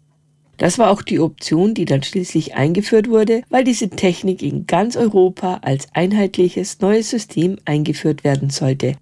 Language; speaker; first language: German; native; German